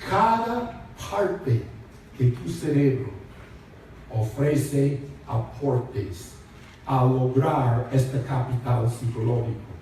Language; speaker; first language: Spanish; non-native, fluent; English